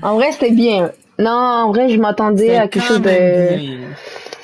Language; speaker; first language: French; native; French